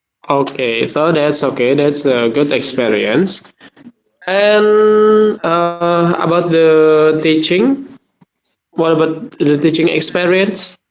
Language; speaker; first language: English; non-native, learner; Indonesian